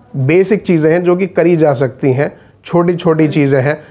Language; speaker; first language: Hindi; native; Hindi